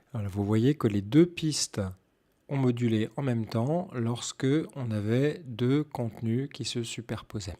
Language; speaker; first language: French; native; French